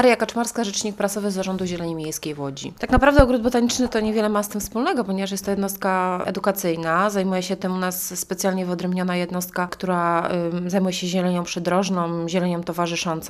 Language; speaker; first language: Polish; native; Polish